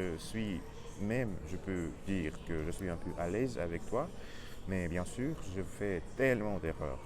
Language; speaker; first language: French; non-native, learner; Russian